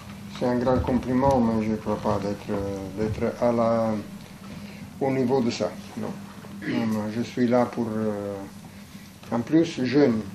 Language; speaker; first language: French; non-native, fluent; Italian